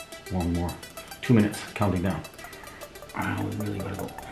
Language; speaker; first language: English; native; English